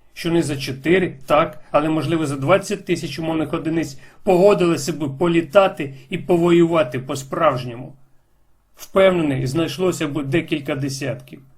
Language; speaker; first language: Ukrainian; non-native, local second language; Russian